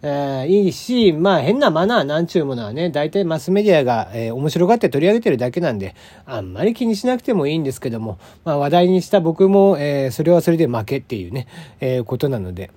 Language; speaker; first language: Japanese; native; Japanese